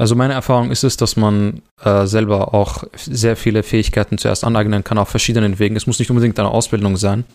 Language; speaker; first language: German; early bilingual, other home language; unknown